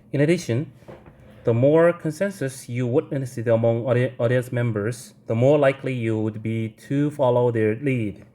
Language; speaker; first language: English; non-native, fluent; Korean